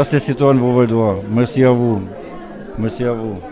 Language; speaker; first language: French; non-native, learner; Albanian